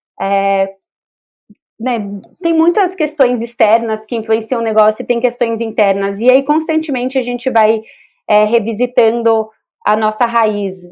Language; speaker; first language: Portuguese; native; Portuguese